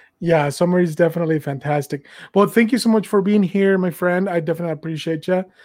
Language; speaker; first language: English; non-native, fluent; Spanish